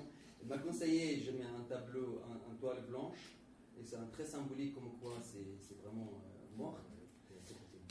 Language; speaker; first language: French; non-native, fluent; Arabic